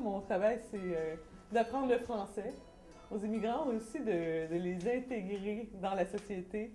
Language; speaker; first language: French; native; French